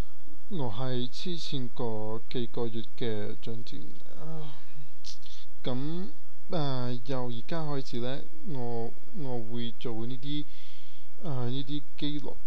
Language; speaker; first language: Cantonese; non-native, learner; Portuguese